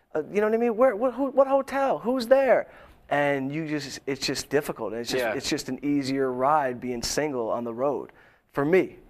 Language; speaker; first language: English; native; English